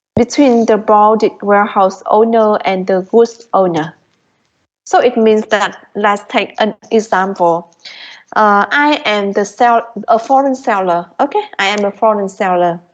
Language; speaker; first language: English; non-native, fluent; Vietnamese